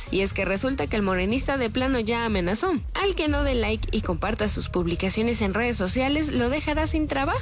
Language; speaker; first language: Spanish; native; Spanish